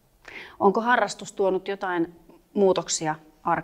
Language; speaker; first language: Finnish; native; Finnish